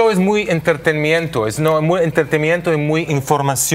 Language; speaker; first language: Spanish; non-native, learner; Hebrew